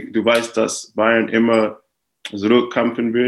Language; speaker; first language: German; non-native, fluent; English